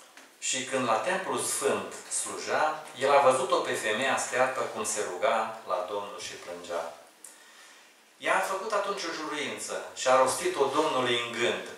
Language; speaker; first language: Romanian; native; Romanian